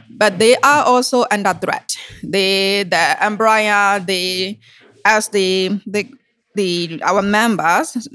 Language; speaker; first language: English; non-native, learner; Burmese